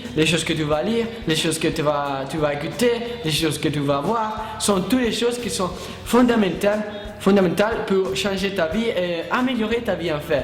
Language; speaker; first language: French; non-native, learner; Italian